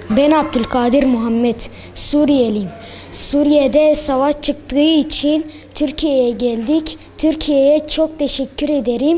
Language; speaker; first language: Turkish; early bilingual, other home language; Arabic